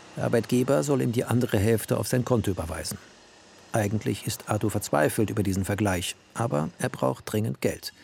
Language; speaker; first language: German; native; German